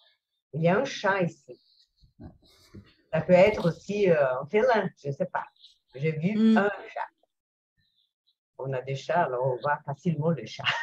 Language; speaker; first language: French; non-native, fluent; Portuguese